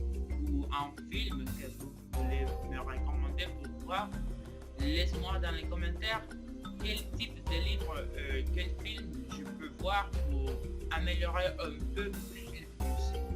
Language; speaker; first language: French; non-native, learner; Spanish